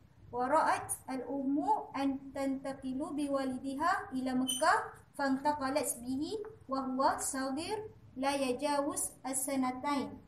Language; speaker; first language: Arabic; non-native, learner; Malay